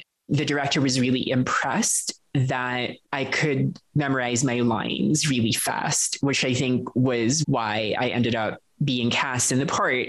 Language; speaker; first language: English; non-native, local second language; Filipino